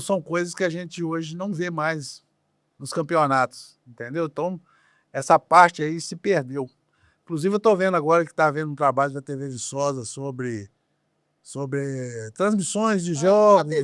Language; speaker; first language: Portuguese; native; Portuguese